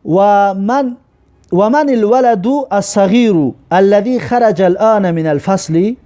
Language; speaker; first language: Arabic; non-native, fluent; Persian